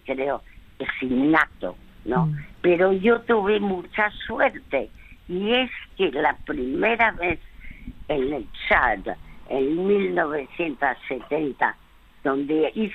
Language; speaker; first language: Spanish; early bilingual, other home language; French